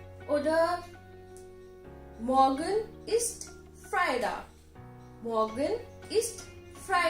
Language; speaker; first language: German; non-native, fluent; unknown